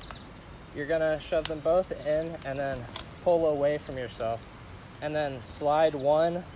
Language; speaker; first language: English; native; English